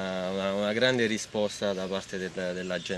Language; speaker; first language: Italian; native; Italian